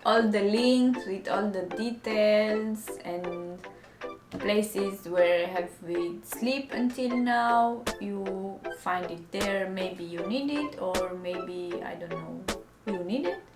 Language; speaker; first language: English; non-native, learner; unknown